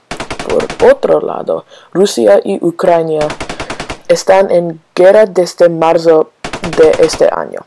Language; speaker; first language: Spanish; non-native, learner; English